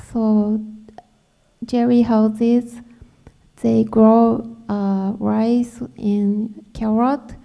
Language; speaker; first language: English; non-native, learner; Japanese